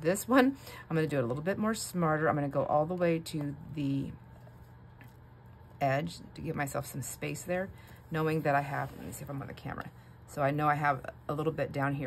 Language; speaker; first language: English; native; English